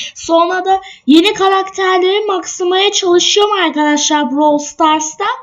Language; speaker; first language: Turkish; early bilingual, other home language; English